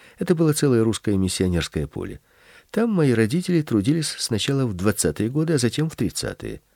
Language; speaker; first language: Russian; early bilingual, other home language; Swedish